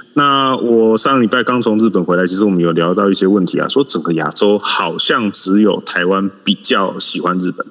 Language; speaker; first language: Chinese; native; Chinese